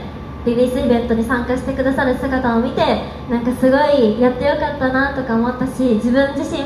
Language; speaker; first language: Japanese; native; Japanese